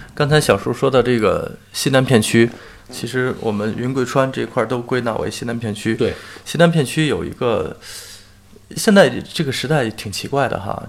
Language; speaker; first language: Chinese; native; Chinese